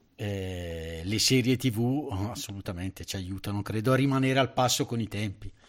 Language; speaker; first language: Italian; native; Italian